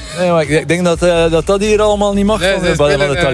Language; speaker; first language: Dutch; native; Dutch